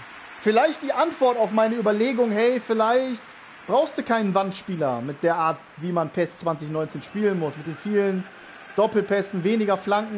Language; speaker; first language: German; native; German